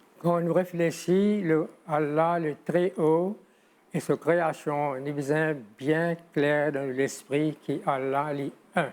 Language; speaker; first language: French; non-native, local second language; Morisyen